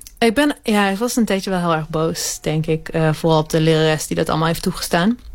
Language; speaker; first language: Dutch; early bilingual, other home language; Hebrew